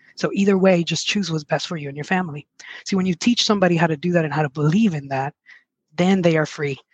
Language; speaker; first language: English; early bilingual, other home language; Spanish